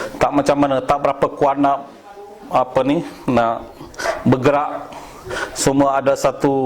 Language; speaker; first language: Malay; non-native, local second language; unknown